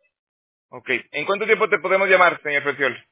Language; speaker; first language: Spanish; native; Spanish